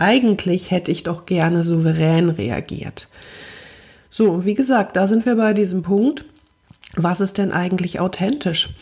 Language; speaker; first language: German; native; German